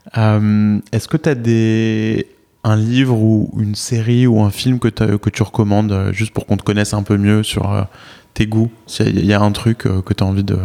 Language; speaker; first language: French; native; French